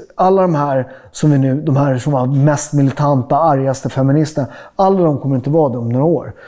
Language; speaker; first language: Swedish; native; Swedish